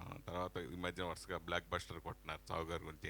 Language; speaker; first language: Telugu; native; Telugu